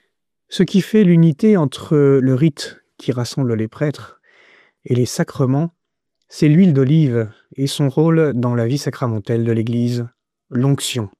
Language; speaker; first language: French; native; French